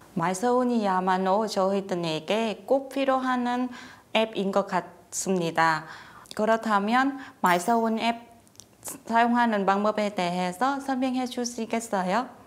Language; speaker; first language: Korean; non-native, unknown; Vietnamese